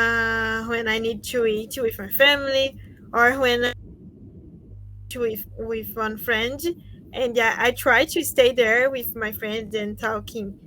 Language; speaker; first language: English; non-native, learner; Portuguese